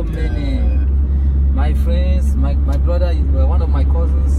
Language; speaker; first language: English; non-native, fluent; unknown